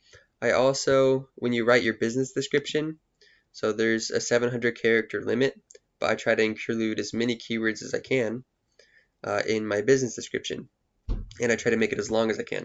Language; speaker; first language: English; native; English